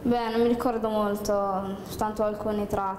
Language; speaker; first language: Italian; early bilingual, other home language; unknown